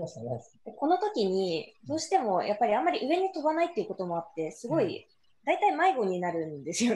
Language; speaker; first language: Japanese; native; Japanese